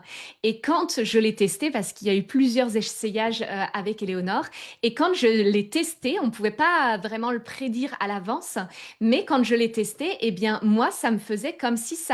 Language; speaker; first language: French; native; French